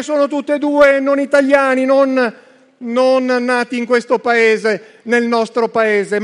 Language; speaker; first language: Italian; native; Italian